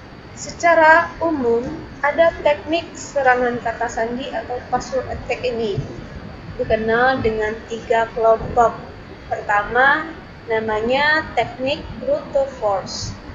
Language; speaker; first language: Indonesian; native; Indonesian